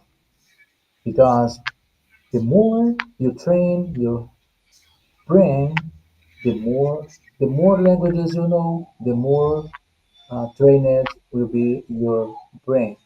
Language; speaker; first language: English; non-native, fluent; Portuguese